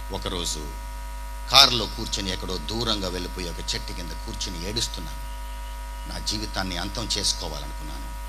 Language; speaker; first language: Telugu; non-native, fluent; English